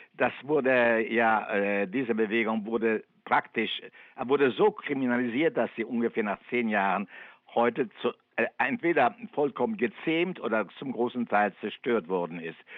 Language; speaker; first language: German; non-native, fluent; Italian